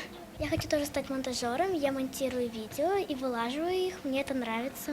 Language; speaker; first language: Russian; non-native, local second language; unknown